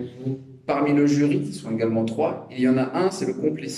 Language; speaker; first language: French; native; French